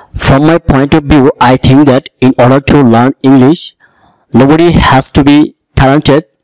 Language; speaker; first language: English; non-native, local second language; Bangla